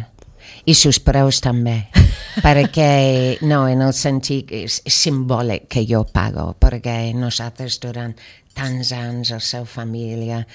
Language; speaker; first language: Catalan; non-native, learner; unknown